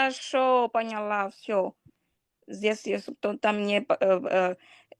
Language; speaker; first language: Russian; non-native, learner; Portuguese